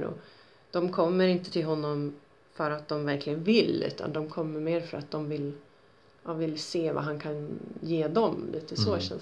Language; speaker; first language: Swedish; native; Swedish